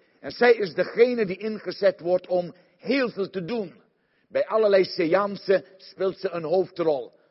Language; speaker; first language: Dutch; native; Dutch